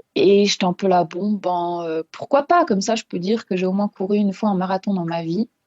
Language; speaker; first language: French; non-native, local second language; Swiss German